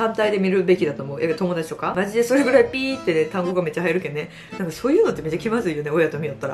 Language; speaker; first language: Japanese; native; Japanese